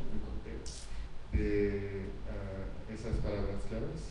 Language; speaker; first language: Spanish; non-native, fluent; French